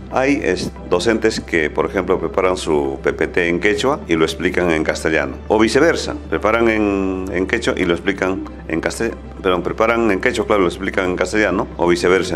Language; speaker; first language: Spanish; non-native, local second language; Quechua